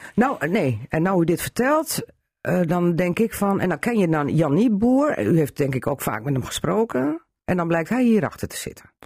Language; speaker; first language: Dutch; native; Dutch